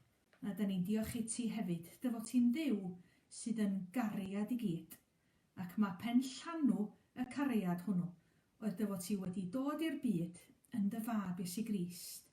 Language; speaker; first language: Welsh; native; Welsh